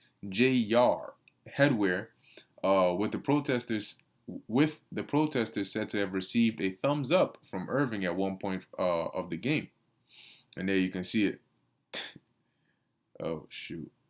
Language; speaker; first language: English; native; English